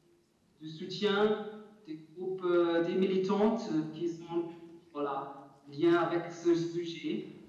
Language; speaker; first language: French; non-native, fluent; German